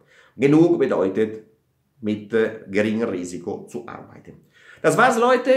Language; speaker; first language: German; non-native, fluent; Italian